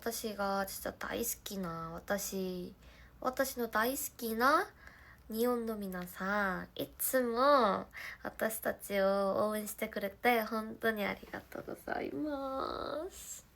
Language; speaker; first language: Japanese; non-native, learner; Korean